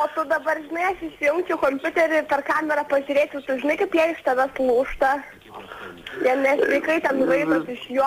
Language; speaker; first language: Lithuanian; native; Lithuanian